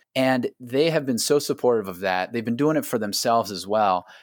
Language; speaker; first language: English; native; English